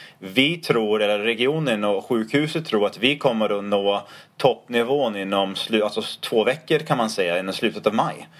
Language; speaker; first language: Swedish; non-native, fluent; English